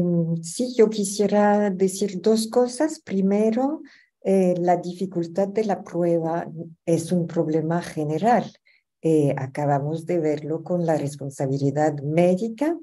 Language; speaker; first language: Spanish; non-native, fluent; French